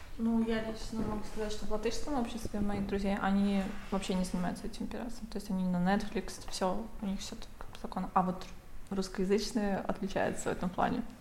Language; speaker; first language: Russian; native; Russian